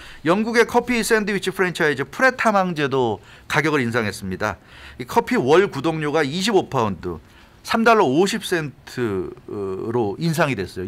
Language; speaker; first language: Korean; native; Korean